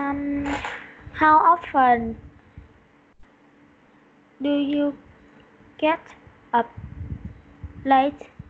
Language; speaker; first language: English; non-native, learner; Vietnamese